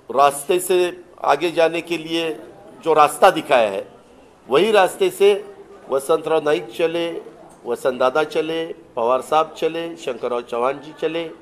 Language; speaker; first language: Hindi; non-native, local second language; Marathi